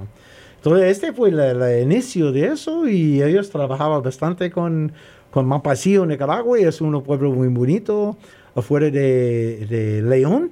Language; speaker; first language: Spanish; non-native, learner; English